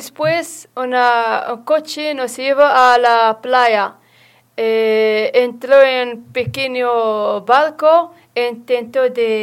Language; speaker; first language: Spanish; non-native, learner; Arabic